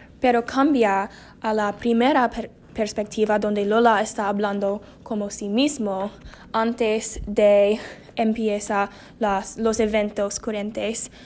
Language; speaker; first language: Spanish; non-native, learner; English